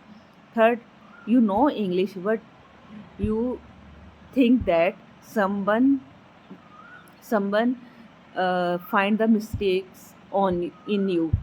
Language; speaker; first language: English; non-native, learner; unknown